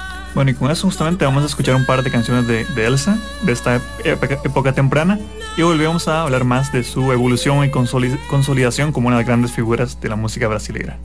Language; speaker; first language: Spanish; native; Spanish